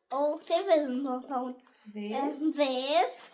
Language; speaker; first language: Albanian; early bilingual, heritage; Albanian